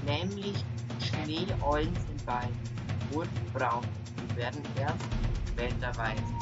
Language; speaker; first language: German; native; German